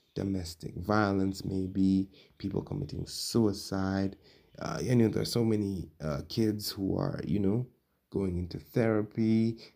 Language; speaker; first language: English; non-native, local second language; Swahili